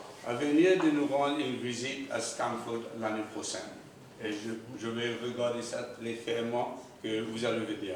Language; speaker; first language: French; non-native, local second language; Morisyen